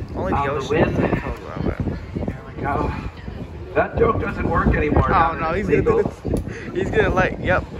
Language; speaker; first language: English; native; English